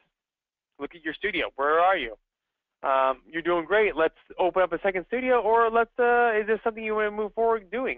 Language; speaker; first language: English; native; English